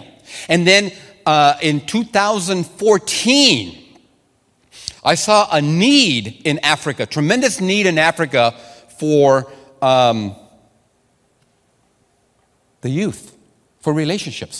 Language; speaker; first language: English; non-native, fluent; Spanish